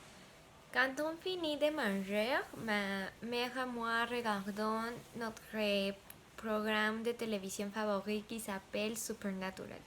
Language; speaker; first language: French; non-native, learner; Spanish